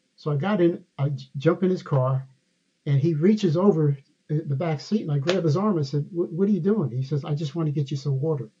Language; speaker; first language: English; native; English